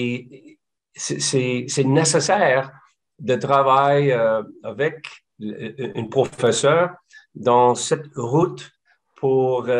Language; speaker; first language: French; non-native, local second language; English